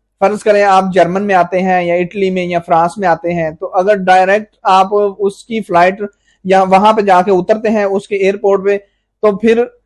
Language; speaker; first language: Urdu; non-native, local second language; Punjabi